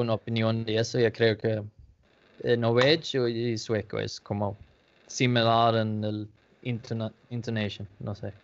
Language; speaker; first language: Spanish; non-native, learner; Danish